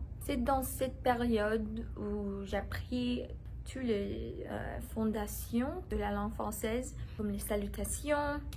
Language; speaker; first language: French; non-native, learner; English